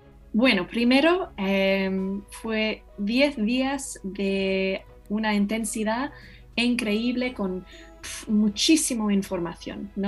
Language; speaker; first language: Spanish; non-native, fluent; English